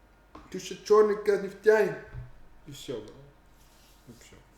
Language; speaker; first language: Russian; non-native, learner; English